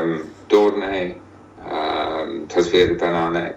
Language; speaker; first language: Hindi; non-native, learner; English